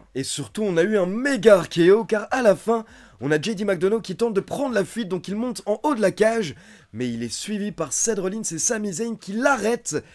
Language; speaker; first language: French; native; French